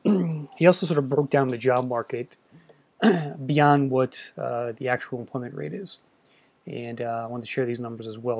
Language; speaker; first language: English; native; English